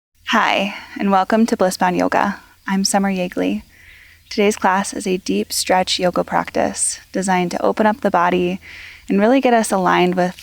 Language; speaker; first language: English; native; English